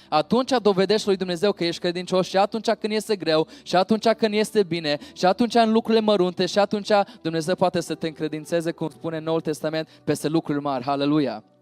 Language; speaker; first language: Romanian; early bilingual, heritage; Romanian